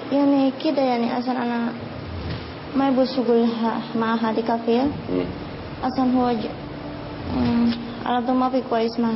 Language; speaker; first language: Arabic; non-native, learner; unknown